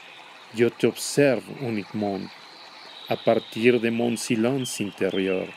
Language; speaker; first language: French; non-native, learner; Spanish